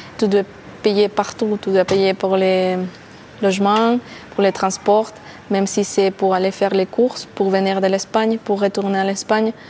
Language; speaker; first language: French; non-native, fluent; Spanish